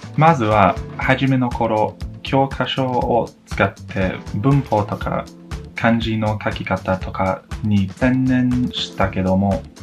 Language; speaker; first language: Japanese; non-native, learner; English